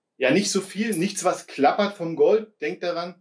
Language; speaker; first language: German; native; German